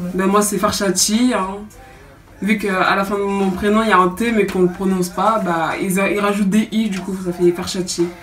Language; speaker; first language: French; early bilingual, other home language; Ngazidja Comorian